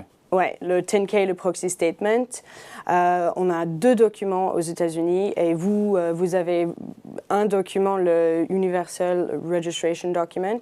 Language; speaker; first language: French; non-native, fluent; English